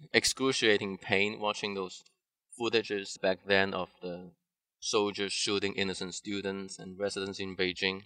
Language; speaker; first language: English; non-native, fluent; Cantonese